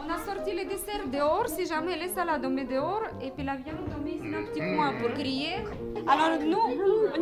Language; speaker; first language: French; non-native, fluent; Russian